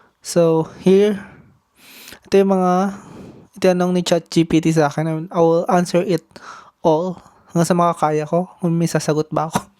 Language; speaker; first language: Filipino; native; Filipino